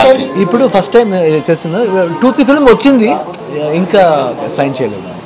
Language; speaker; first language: Telugu; non-native, learner; Kannada